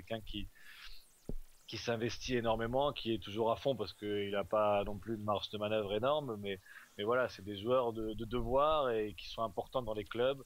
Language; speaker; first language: French; native; French